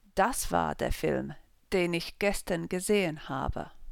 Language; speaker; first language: German; non-native, fluent; English